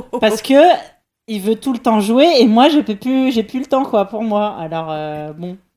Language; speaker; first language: French; native; French